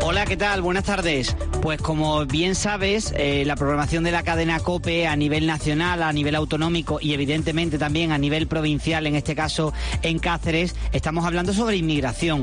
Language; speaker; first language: Spanish; native; Spanish